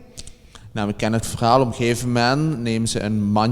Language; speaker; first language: Dutch; native; Dutch